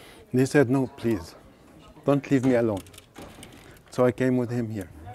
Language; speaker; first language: English; non-native, fluent; Arabic